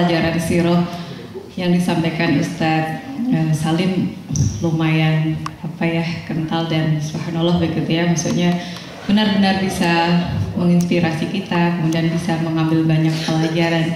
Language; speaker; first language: Indonesian; native; Indonesian